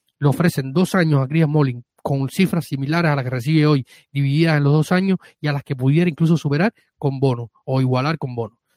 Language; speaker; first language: Spanish; native; Spanish